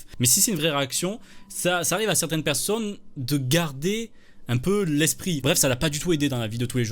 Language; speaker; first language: French; native; French